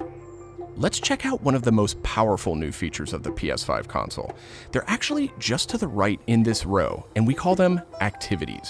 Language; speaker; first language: English; native; English